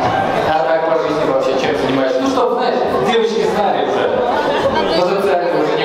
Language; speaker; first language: Russian; native; Russian